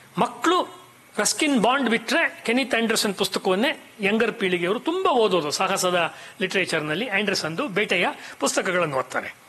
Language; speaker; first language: Kannada; native; Kannada